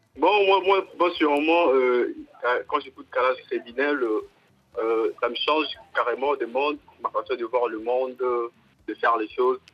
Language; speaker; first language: French; non-native, local second language; Lingala